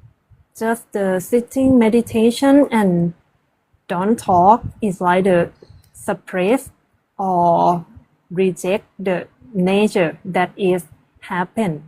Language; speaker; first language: English; non-native, learner; Thai